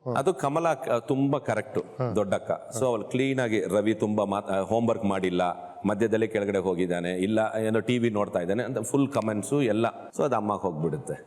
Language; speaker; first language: Kannada; non-native, local second language; Telugu